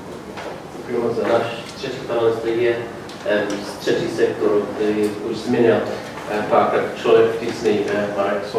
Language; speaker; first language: Czech; non-native, learner; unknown